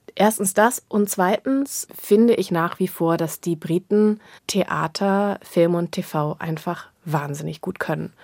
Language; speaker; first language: German; native; German